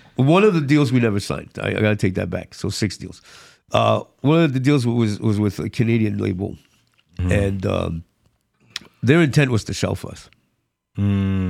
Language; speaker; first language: English; early bilingual, other home language; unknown